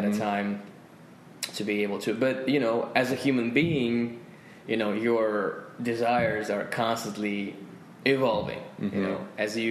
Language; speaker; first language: English; non-native, fluent; Russian